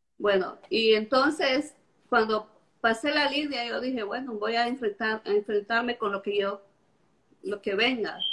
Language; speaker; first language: Spanish; native; Spanish